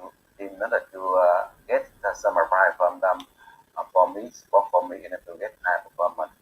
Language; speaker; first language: English; non-native, learner; Bangla